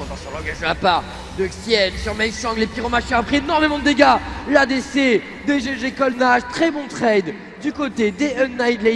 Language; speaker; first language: French; native; French